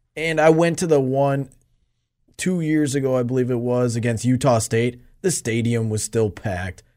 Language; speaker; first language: English; non-native, fluent; Czech